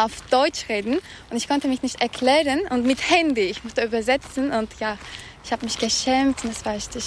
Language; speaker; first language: German; non-native, fluent; Turkish